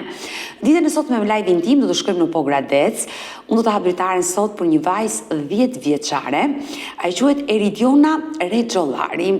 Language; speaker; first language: Albanian; native; Albanian